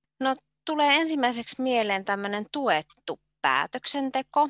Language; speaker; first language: Finnish; native; Finnish